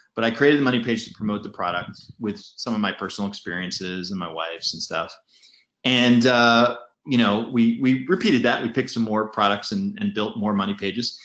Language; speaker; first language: English; native; English